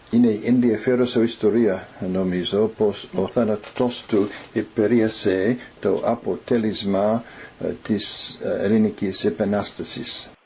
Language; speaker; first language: Greek; non-native, learner; English